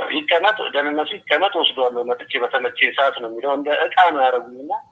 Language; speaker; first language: Amharic; native; Amharic